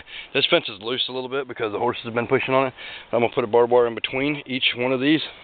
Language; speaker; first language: English; native; English